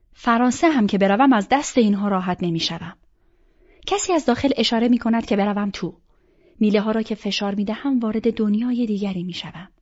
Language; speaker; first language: Persian; native; Persian